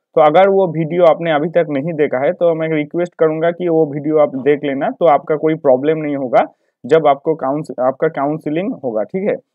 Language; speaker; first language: Hindi; non-native, local second language; Bangla